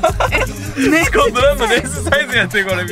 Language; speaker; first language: Japanese; native; Japanese